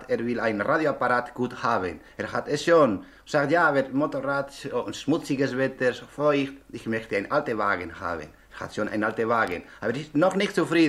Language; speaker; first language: German; non-native, learner; Spanish